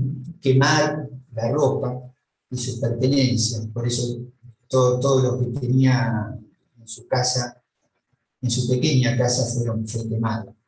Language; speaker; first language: Spanish; native; Spanish